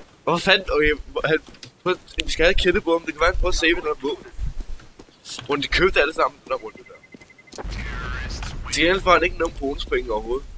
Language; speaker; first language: Danish; native; Danish